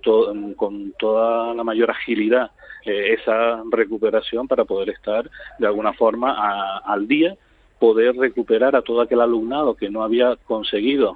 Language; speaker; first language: Spanish; native; Spanish